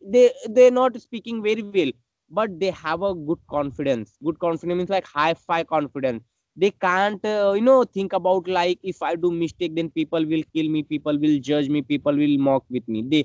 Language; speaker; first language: English; non-native, learner; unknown